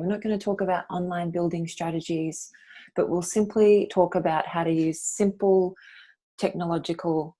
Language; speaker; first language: English; native; English